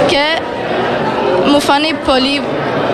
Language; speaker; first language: Greek; early bilingual, heritage; Greek